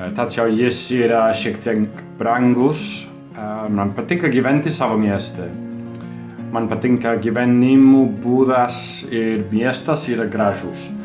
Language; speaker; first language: Lithuanian; non-native, learner; English